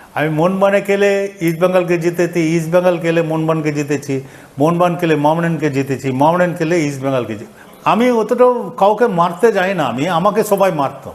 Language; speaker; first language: Bangla; non-native, fluent; Tamil